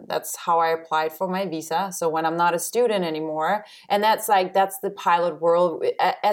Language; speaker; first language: English; non-native, fluent; Danish